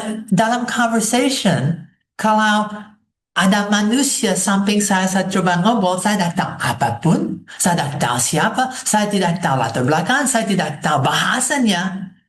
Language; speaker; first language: Indonesian; non-native, fluent; English